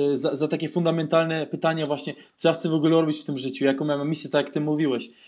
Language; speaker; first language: Polish; early bilingual, heritage; Polish